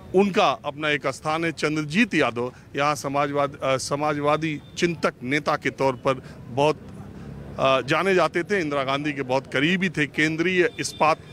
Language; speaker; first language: Hindi; native; Hindi